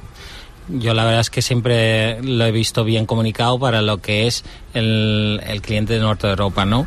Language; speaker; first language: Spanish; non-native, fluent; Dutch